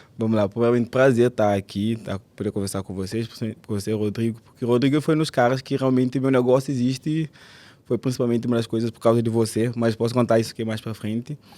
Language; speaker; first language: Portuguese; non-native, local second language; Kabuverdianu